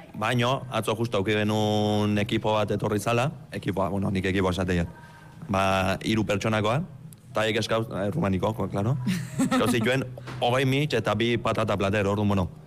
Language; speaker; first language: Basque; early bilingual, other home language; Romanian